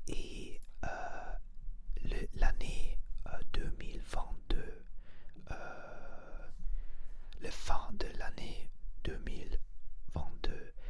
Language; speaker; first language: French; non-native, learner; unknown